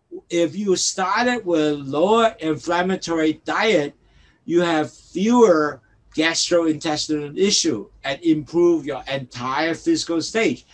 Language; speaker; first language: English; non-native, local second language; Cantonese